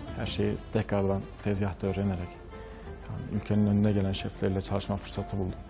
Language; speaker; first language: Turkish; native; Turkish